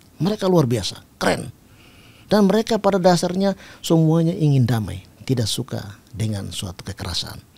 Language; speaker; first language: Indonesian; non-native, local second language; Tetum